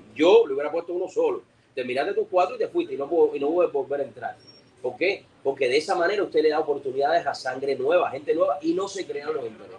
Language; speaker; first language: Spanish; native; Spanish